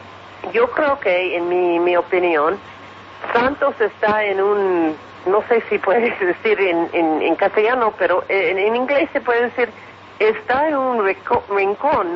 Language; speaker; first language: Spanish; non-native, fluent; English